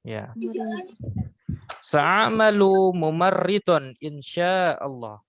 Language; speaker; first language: Arabic; non-native, fluent; Indonesian